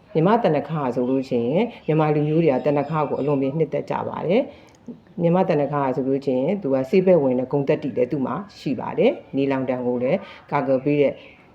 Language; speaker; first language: Burmese; native; Burmese